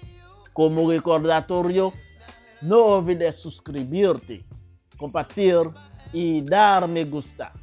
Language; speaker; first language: Spanish; non-native, fluent; Haitian Creole